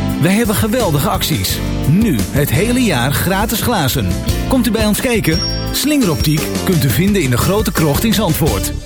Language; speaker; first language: Dutch; native; Dutch